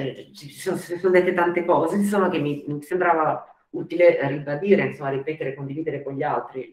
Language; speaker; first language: Italian; native; Italian